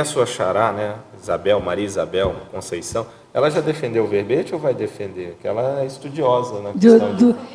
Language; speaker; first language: Portuguese; native; Portuguese